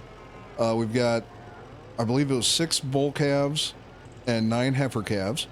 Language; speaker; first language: English; native; English